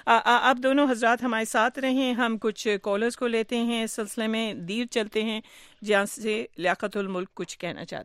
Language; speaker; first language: Urdu; native; Urdu